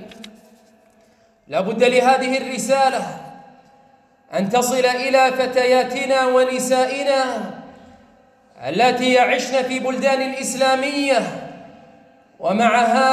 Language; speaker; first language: Arabic; native; Arabic